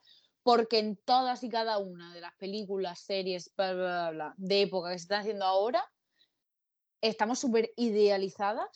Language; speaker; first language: Spanish; native; Spanish